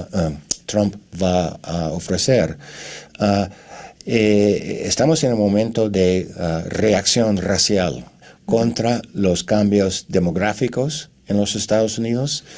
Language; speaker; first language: Spanish; non-native, fluent; English